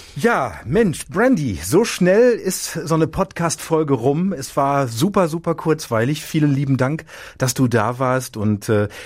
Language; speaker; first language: German; native; German